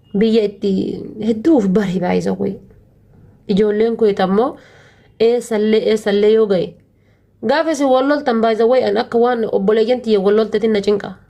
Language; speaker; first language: Oromo; early bilingual, heritage; Oromo